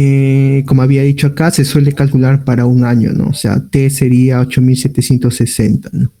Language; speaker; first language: Spanish; native; Spanish